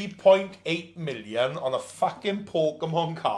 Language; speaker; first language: English; native; English